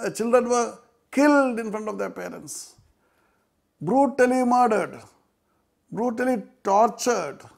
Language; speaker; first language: English; non-native, local second language; Malayalam